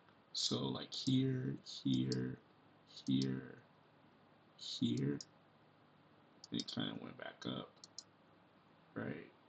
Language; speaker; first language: English; native; English